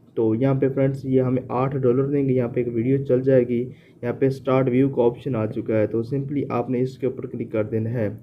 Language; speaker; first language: Urdu; native; Urdu